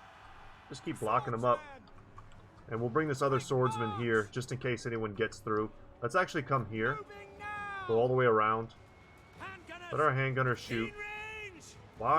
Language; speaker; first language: English; native; English